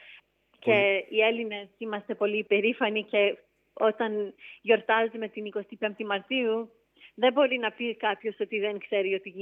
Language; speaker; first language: Greek; early bilingual, heritage; Greek